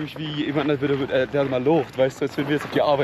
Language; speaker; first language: German; native; German